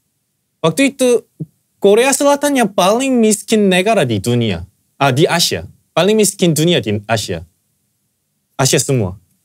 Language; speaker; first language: Indonesian; non-native, fluent; Korean